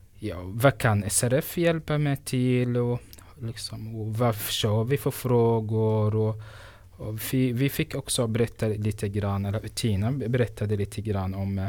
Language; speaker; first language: Swedish; non-native, fluent; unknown